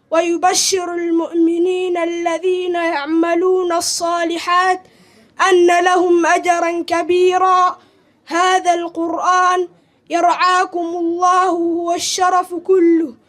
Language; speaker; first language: Arabic; non-native, local second language; Somali